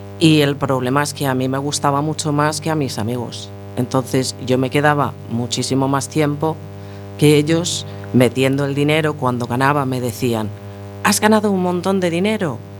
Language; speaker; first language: Spanish; non-native, fluent; English